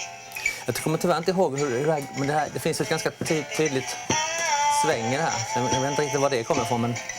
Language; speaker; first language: Swedish; native; Swedish